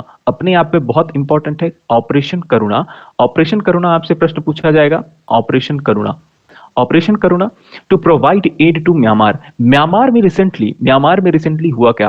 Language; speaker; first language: Hindi; native; Hindi